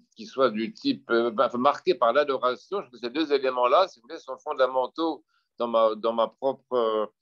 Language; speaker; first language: French; native; French